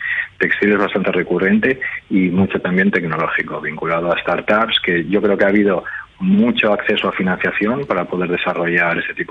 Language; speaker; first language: Spanish; native; Spanish